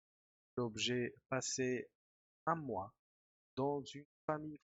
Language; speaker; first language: French; non-native, fluent; Spanish